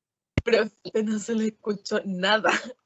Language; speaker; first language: Spanish; native; Spanish